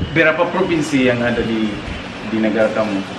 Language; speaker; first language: Indonesian; non-native, fluent; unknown